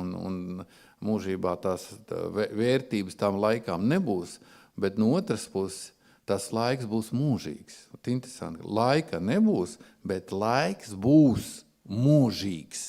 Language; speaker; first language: Latvian; non-native, local second language; Russian